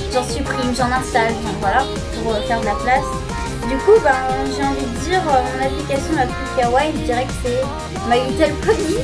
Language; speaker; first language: French; native; French